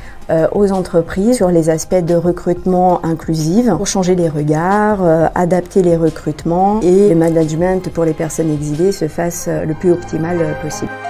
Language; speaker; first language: French; native; French